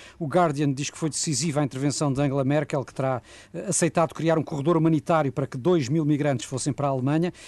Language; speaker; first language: Portuguese; native; Portuguese